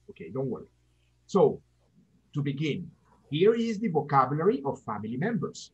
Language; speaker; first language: English; non-native, fluent; Spanish